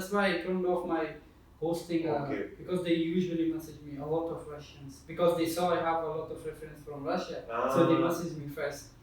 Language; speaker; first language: English; non-native, fluent; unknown